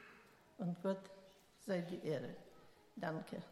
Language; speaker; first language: German; early bilingual, heritage; German